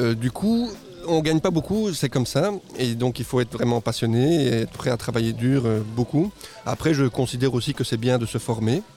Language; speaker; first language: French; non-native, fluent; Spanish